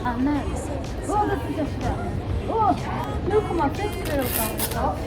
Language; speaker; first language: German; non-native, learner; Korean